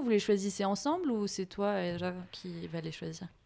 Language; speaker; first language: French; native; French